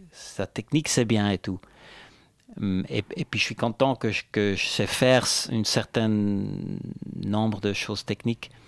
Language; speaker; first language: French; non-native, local second language; Italian